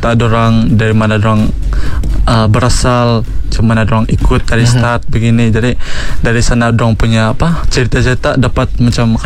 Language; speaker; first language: Malay; non-native, local second language; Central Dusun